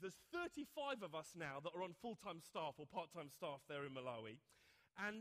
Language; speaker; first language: English; native; English